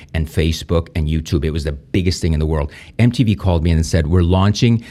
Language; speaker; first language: English; non-native, fluent; Spanish